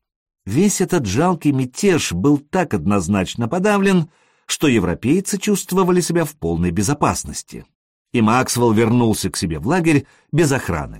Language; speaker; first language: Russian; native; Russian